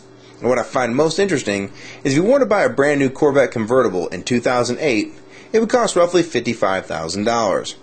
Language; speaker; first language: English; native; English